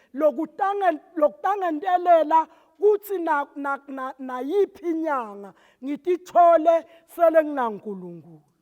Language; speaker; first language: Zulu; non-native, local second language; Swati